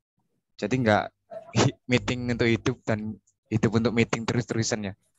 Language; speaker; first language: Indonesian; native; Indonesian